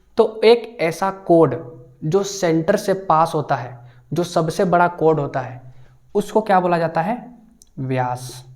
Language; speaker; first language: Hindi; native; Hindi